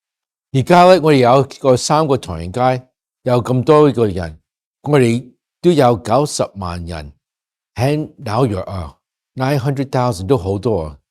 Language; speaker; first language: Cantonese; early bilingual, heritage; English